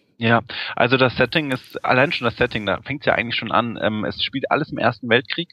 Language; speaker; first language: German; native; German